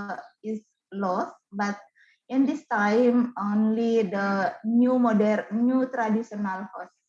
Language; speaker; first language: English; non-native, learner; Indonesian